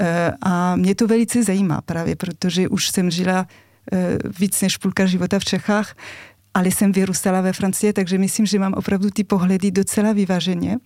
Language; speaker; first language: Czech; non-native, fluent; French